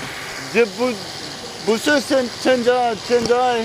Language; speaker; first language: Chinese; non-native, learner; English